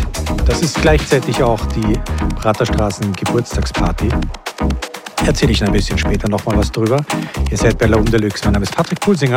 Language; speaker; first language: German; native; German